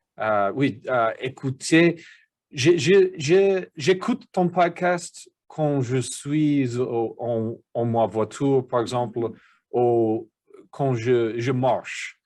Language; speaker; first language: French; non-native, learner; English